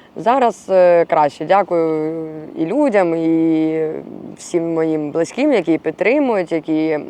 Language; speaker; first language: Ukrainian; non-native, local second language; Russian